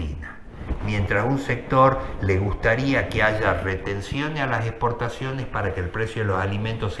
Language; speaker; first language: Spanish; native; Spanish